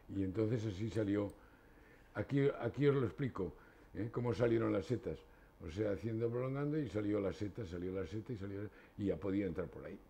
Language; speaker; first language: Spanish; native; Spanish